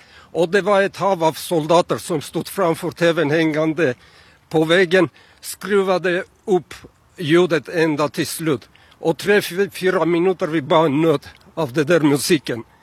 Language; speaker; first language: Swedish; non-native, fluent; Armenian